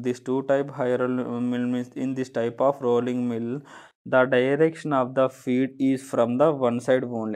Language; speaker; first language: English; non-native, local second language; Telugu